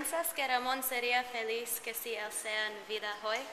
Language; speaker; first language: Spanish; non-native, learner; English